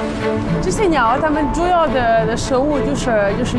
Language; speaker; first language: Chinese; non-native, fluent; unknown